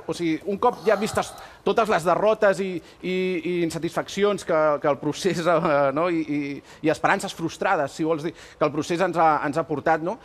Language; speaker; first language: Catalan; native; Catalan